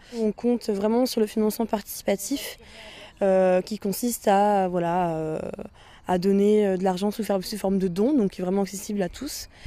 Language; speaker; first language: French; native; French